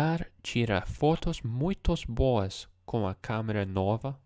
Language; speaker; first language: Portuguese; non-native, learner; English